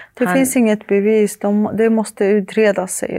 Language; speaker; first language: Swedish; early bilingual, other home language; Arabic